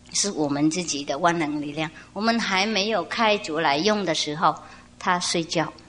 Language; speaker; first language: Chinese; non-native, fluent; Vietnamese